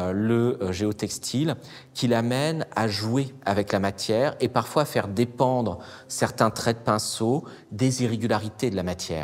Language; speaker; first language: French; native; French